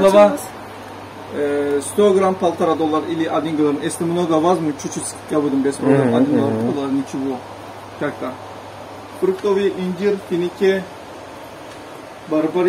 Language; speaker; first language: Russian; non-native, learner; Turkish